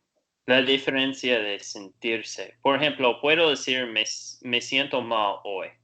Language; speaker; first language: Spanish; non-native, learner; Portuguese